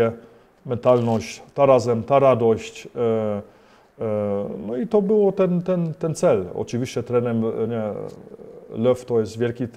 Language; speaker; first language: Polish; early bilingual, heritage; Polish